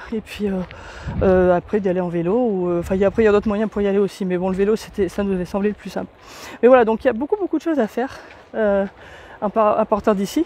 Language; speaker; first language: French; native; French